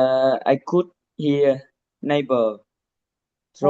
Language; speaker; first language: English; non-native, learner; Vietnamese